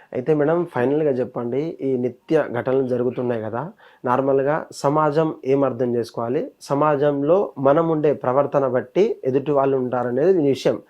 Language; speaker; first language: Telugu; native; Telugu